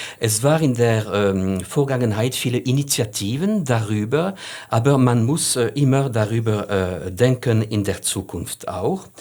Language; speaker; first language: German; non-native, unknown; French